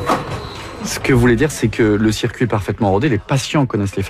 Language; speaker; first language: French; native; French